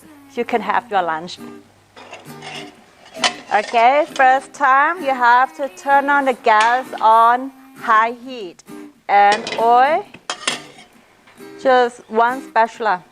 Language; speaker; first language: English; non-native, fluent; Thai